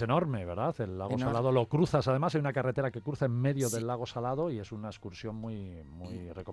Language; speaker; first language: Spanish; native; Spanish